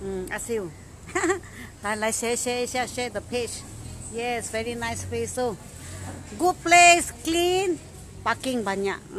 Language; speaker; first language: English; non-native, local second language; Chinese